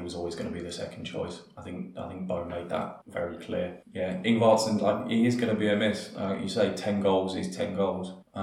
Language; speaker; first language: English; native; English